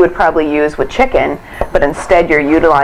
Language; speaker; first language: English; native; English